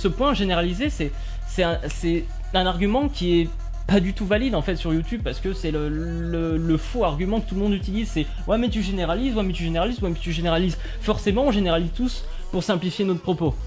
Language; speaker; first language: French; native; French